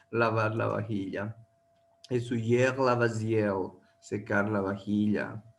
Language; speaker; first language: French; non-native, learner; Spanish